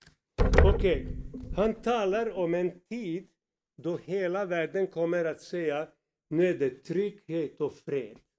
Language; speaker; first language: Swedish; non-native, fluent; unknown